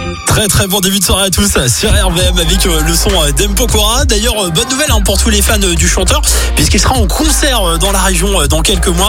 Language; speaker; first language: French; native; French